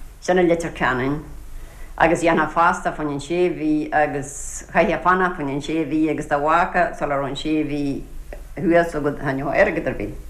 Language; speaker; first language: Irish; native; Irish